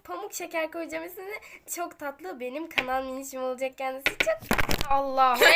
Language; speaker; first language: Turkish; native; Turkish